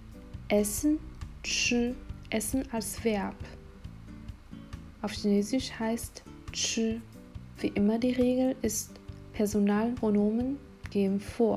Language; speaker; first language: German; non-native, fluent; Chinese